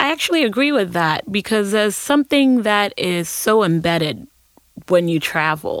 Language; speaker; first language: English; non-native, local second language; Akan